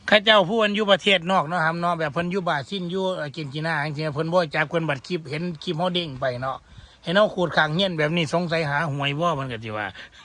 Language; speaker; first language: Thai; native; Thai